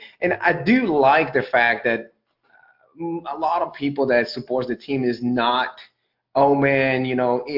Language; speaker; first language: English; non-native, fluent; Spanish